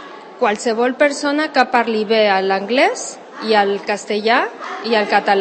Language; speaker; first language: Catalan; non-native, local second language; Spanish